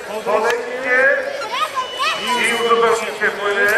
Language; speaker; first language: Polish; native; Polish